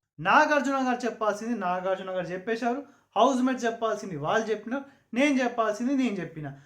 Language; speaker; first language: Telugu; non-native, local second language; Urdu